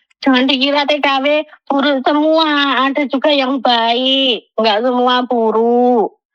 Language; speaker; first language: Indonesian; non-native, local second language; Javanese